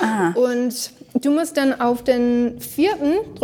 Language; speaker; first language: German; non-native, learner; English